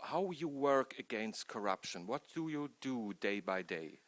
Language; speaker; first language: English; non-native, learner; German